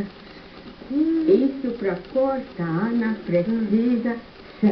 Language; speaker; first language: Portuguese; non-native, learner; German